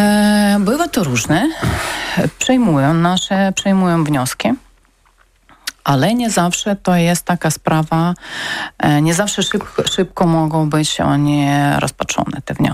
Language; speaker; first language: Polish; non-native, learner; Ukrainian